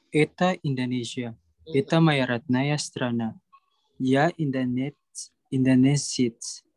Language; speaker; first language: Russian; non-native, learner; Indonesian